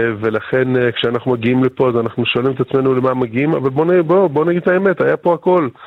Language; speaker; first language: Hebrew; early bilingual, other home language; English